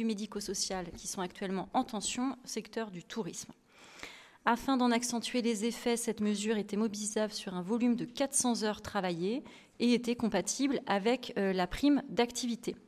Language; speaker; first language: French; native; French